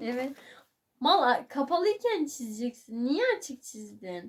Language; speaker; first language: Turkish; native; Turkish